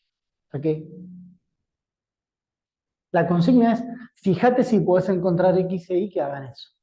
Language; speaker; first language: Spanish; native; Spanish